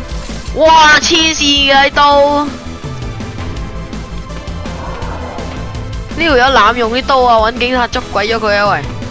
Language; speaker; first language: Chinese; native; Chinese